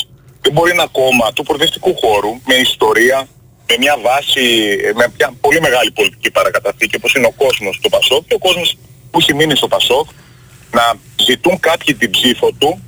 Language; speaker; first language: Greek; native; Greek